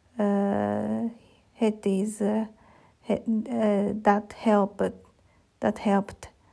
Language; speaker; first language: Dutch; non-native, learner; German